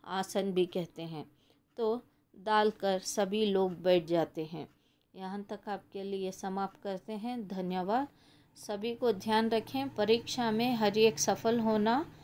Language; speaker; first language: Hindi; non-native, local second language; Kannada